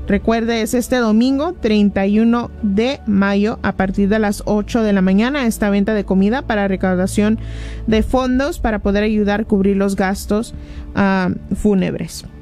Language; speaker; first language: Spanish; early bilingual, heritage; Spanish